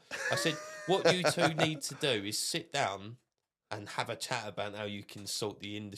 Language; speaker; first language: English; native; English